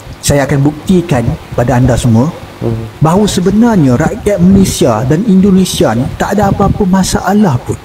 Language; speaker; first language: Malay; native; Malay